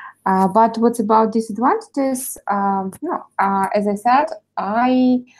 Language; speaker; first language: English; non-native, fluent; Russian